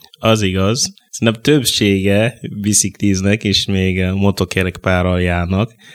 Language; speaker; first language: Hungarian; non-native, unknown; Mossi